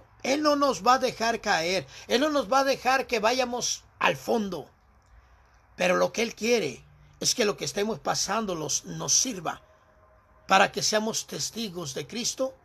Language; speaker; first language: Spanish; native; Spanish